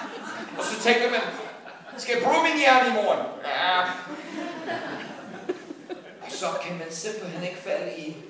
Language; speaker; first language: Danish; non-native, fluent; English